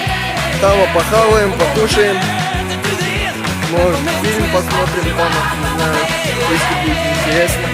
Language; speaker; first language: Russian; non-native, local second language; Kazakh